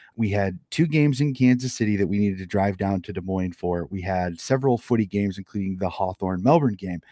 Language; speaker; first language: English; native; English